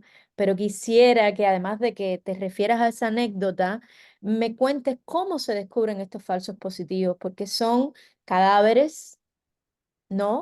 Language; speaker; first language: Spanish; native; Spanish